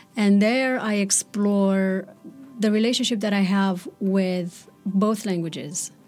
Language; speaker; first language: English; non-native, fluent; Romanian